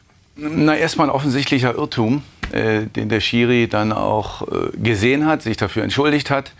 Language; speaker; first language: German; native; German